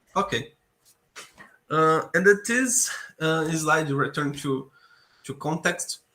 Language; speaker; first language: English; non-native, learner; Portuguese